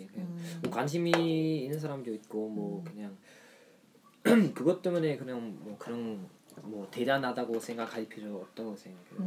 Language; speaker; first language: Korean; non-native, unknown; German